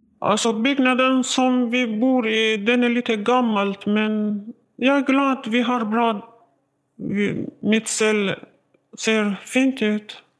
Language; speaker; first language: Swedish; non-native, learner; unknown